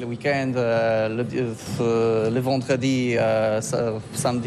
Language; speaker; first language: French; non-native, learner; Polish